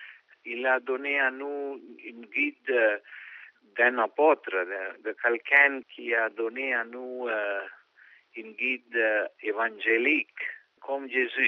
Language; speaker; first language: French; non-native, fluent; Sinhala